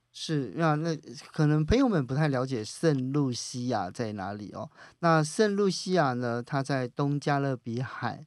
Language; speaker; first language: Chinese; native; Chinese